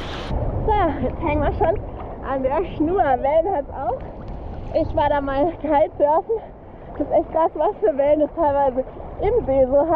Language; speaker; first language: German; native; German